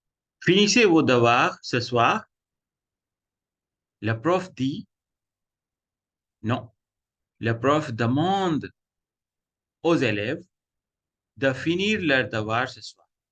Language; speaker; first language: French; non-native, fluent; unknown